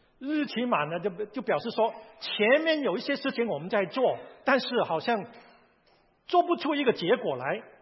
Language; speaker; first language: Chinese; non-native, local second language; Cantonese